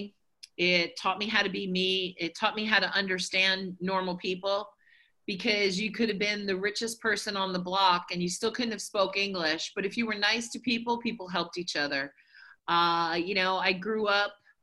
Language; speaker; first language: English; native; English